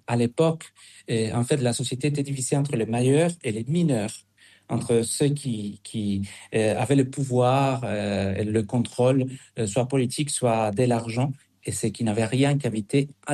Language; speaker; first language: French; non-native, fluent; Spanish